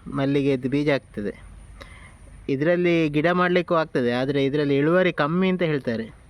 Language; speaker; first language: Kannada; non-native, local second language; Tulu